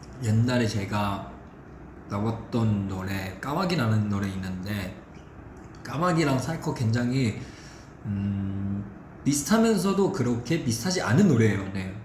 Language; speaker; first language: Korean; non-native, fluent; Chinese